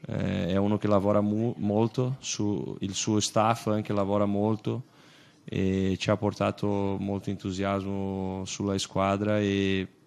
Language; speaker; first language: Italian; non-native, fluent; Portuguese